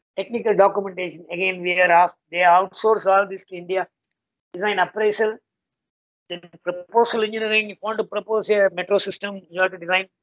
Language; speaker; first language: English; non-native, local second language; Tamil